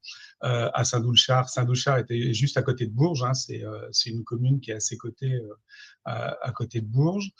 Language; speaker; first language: French; native; French